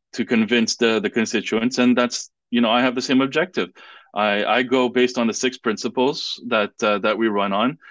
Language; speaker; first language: English; non-native, fluent; French